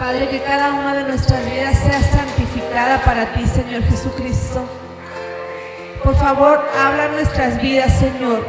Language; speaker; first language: Spanish; native; Spanish